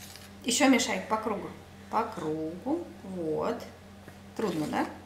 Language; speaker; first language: Russian; native; Russian